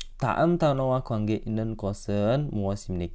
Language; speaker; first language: Korean; non-native, fluent; Indonesian